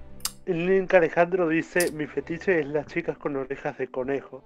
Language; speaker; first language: Spanish; native; Spanish